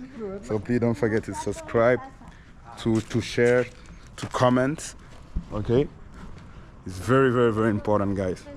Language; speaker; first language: English; non-native, fluent; French